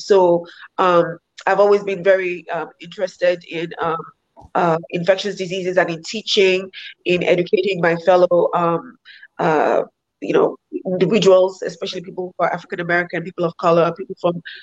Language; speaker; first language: English; non-native, local second language; Yoruba